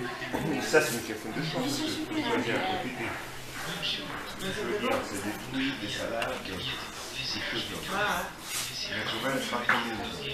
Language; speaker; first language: French; non-native, fluent; Italian